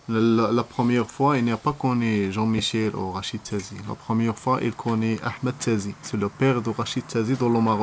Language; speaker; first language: French; non-native, learner; Arabic